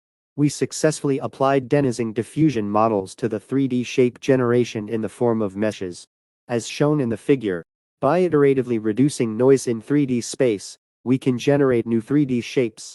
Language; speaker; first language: English; non-native, fluent; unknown